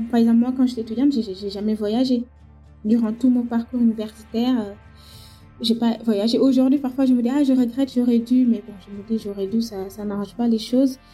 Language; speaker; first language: French; non-native, local second language; Wolof